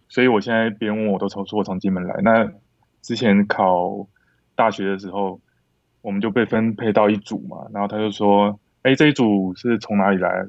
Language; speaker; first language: Chinese; native; Chinese